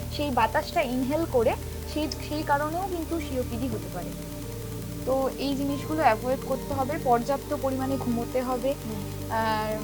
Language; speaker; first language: Bangla; native; Bangla